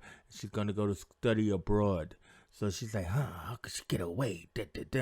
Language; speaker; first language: English; native; English